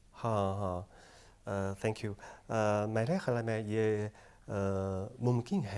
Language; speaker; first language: Hindi; non-native, fluent; Chinese